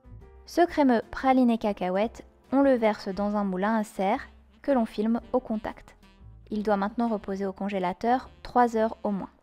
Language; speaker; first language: French; native; French